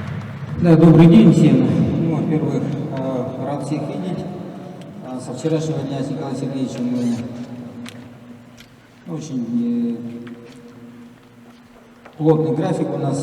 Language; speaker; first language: Russian; native; Russian